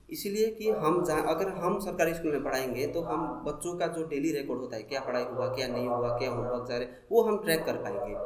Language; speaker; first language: Hindi; non-native, local second language; Nepali